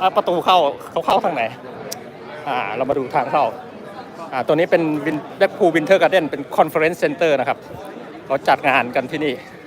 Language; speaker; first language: Thai; native; Thai